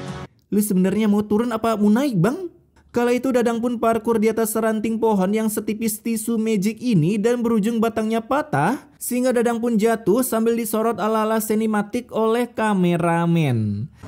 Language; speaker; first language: Indonesian; native; Indonesian